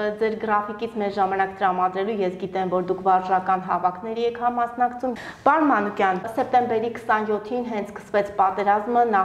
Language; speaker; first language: Armenian; native; Armenian